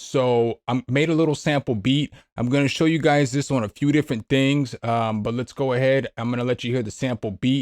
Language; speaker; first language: English; native; English